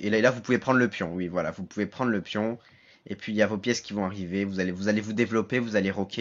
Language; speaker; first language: French; native; French